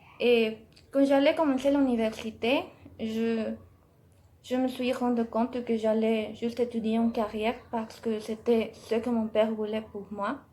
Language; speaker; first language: French; non-native, learner; Spanish